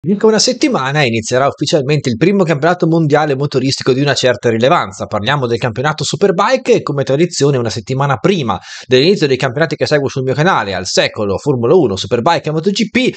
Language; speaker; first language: Italian; native; Italian